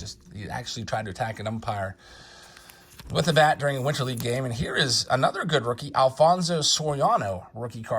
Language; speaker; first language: English; native; English